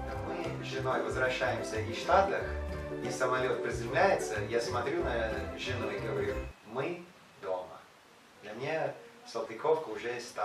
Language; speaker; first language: Russian; non-native, fluent; English